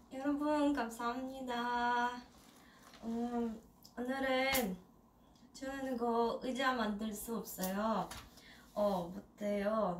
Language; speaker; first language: Korean; non-native, learner; Russian